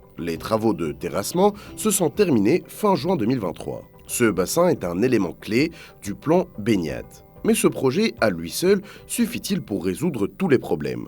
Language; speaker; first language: French; native; French